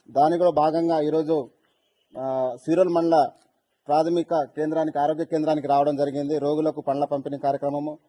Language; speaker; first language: Telugu; native; Telugu